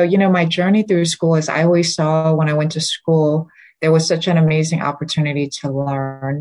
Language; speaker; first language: English; early bilingual, other home language; Vietnamese